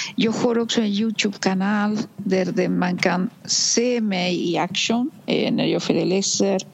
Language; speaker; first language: Swedish; non-native, fluent; Spanish